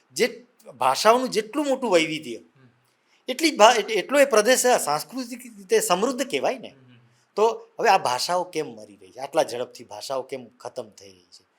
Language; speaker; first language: Gujarati; non-native, local second language; Vasavi